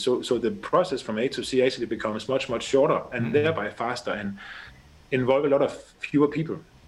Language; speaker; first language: English; non-native, fluent; Danish